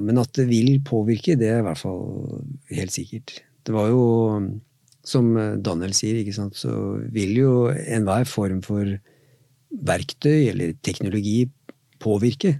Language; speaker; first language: Norwegian; native; Norwegian